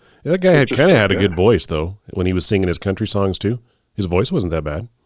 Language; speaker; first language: English; native; English